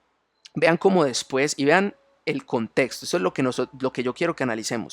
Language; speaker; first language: Spanish; native; Spanish